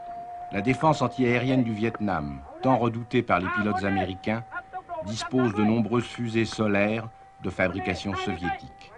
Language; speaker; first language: French; native; French